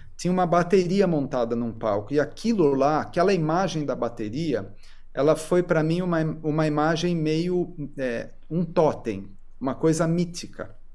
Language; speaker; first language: Portuguese; native; Portuguese